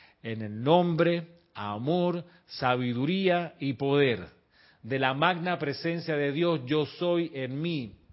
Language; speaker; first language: Spanish; native; Spanish